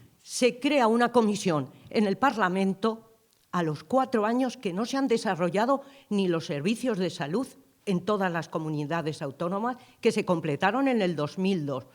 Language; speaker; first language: Spanish; native; Spanish